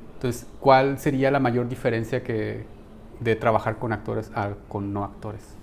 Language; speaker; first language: Spanish; native; Spanish